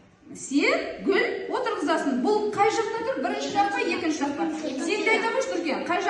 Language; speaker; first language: Kazakh; native; Kazakh